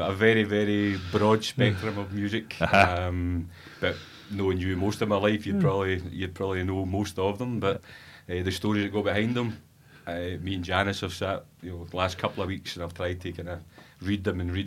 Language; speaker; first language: English; native; English